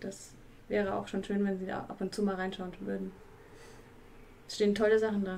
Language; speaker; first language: German; native; German